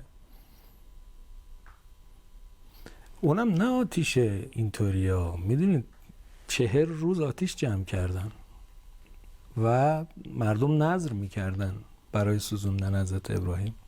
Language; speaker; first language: Persian; native; Persian